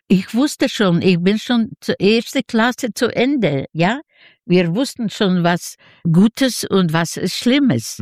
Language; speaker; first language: German; non-native, fluent; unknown